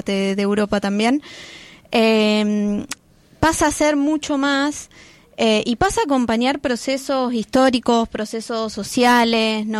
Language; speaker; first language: Spanish; native; Spanish